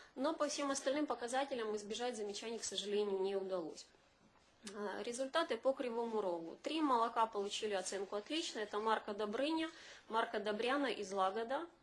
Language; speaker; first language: Russian; native; Russian